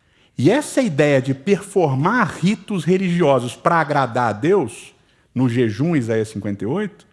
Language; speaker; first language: Portuguese; native; Portuguese